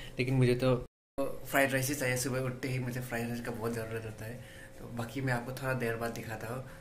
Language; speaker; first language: Hindi; non-native, local second language; Assamese